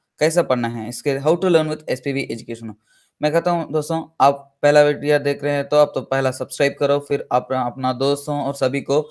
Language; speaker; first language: Hindi; non-native, local second language; Telugu